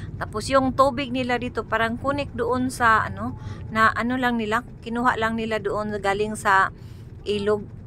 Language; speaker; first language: Filipino; non-native, local second language; Cebuano